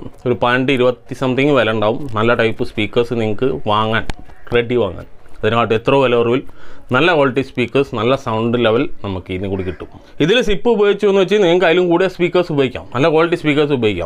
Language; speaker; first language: Malayalam; native; Malayalam